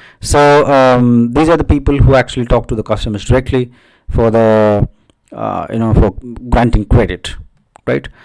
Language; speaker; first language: English; non-native, local second language; Odia